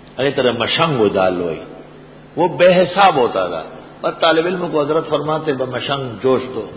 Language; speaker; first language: Urdu; non-native, local second language; Pashto